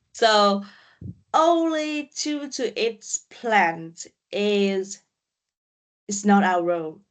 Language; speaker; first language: English; non-native, learner; Vietnamese